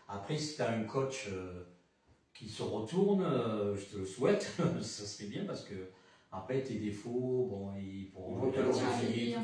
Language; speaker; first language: French; native; French